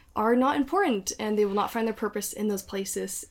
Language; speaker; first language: English; native; English